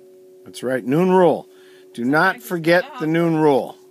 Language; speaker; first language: English; native; English